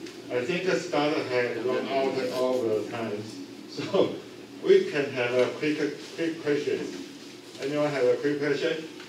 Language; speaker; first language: English; non-native, fluent; Chinese